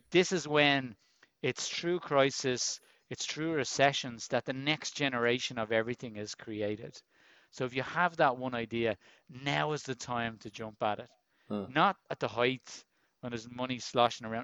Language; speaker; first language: English; native; English